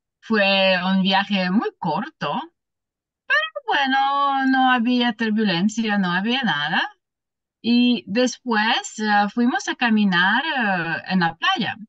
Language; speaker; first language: Spanish; non-native, learner; English